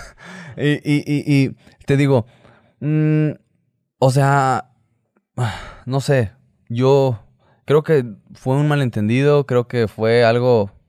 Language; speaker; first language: Spanish; native; Spanish